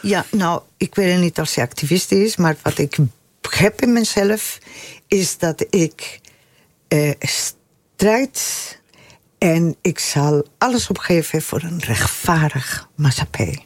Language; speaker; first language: Dutch; non-native, fluent; Spanish